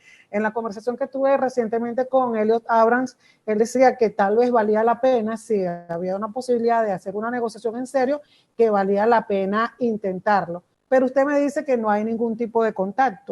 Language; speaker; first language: Spanish; native; Spanish